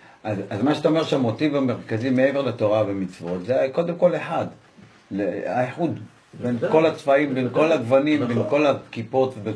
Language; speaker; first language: Hebrew; native; Hebrew